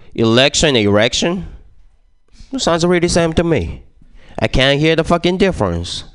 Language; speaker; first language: English; non-native, fluent; Japanese